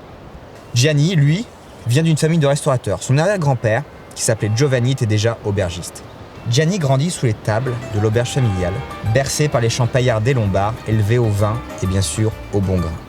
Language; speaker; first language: French; native; French